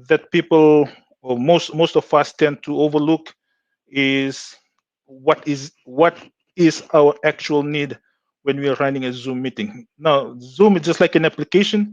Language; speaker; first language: English; non-native, local second language; Fijian